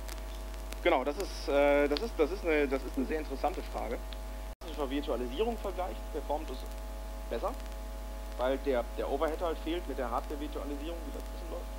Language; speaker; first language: German; native; German